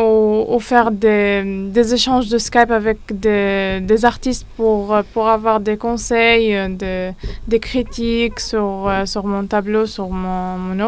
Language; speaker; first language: French; non-native, learner; Arabic